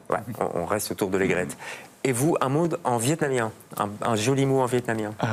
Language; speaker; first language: French; native; French